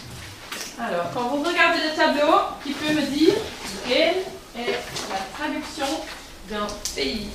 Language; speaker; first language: French; non-native, local second language; Dutch